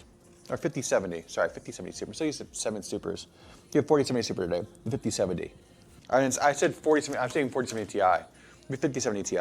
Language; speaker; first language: English; native; English